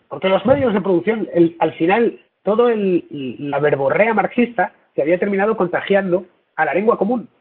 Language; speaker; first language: Spanish; native; Spanish